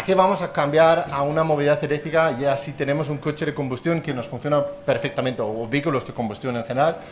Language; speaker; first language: Spanish; non-native, fluent; Danish